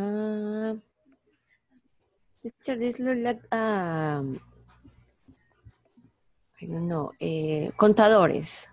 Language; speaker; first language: English; non-native, learner; Spanish